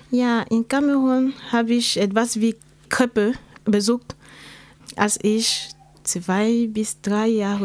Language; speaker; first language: German; non-native, learner; French